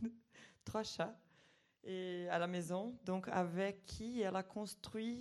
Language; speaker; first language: French; non-native, fluent; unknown